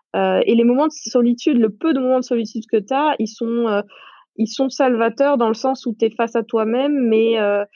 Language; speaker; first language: French; non-native, local second language; Arabic